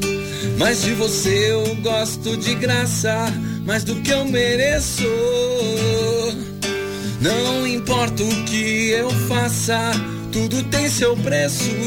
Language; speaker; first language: Portuguese; non-native, fluent; French